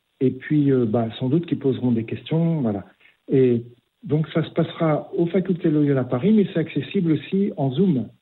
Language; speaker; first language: French; native; French